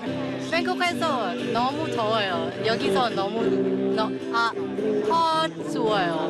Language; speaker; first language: Korean; non-native, learner; Thai